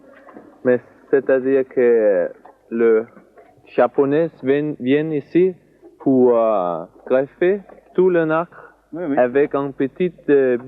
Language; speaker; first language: French; non-native, learner; Danish